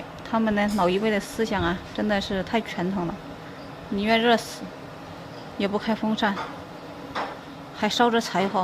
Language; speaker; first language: Chinese; native; Chinese